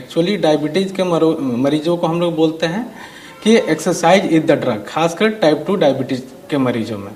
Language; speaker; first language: Hindi; native; Hindi